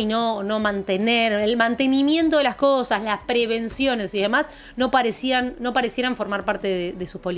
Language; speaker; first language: Spanish; native; Spanish